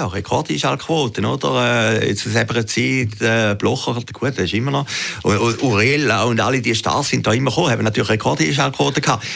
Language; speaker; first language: German; native; German